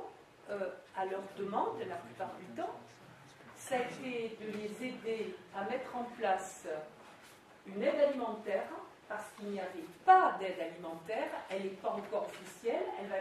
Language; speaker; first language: French; native; French